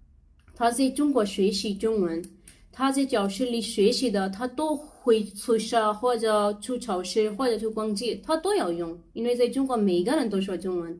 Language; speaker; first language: Chinese; non-native, learner; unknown